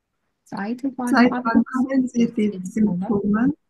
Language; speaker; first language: German; non-native, learner; Korean